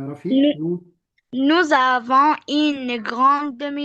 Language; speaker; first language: French; non-native, learner; Arabic